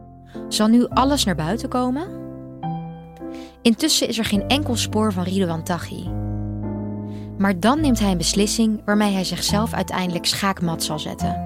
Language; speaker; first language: Dutch; native; Dutch